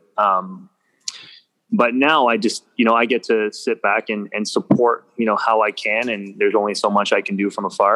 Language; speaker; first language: English; native; English